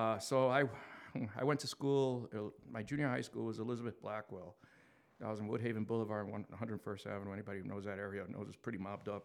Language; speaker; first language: English; native; English